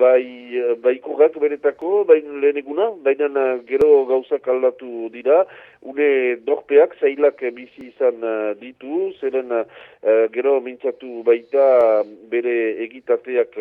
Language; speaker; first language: Basque; native; Basque